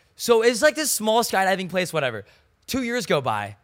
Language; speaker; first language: English; native; English